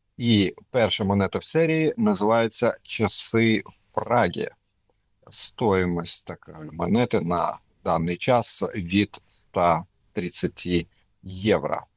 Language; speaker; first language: Ukrainian; non-native, local second language; Russian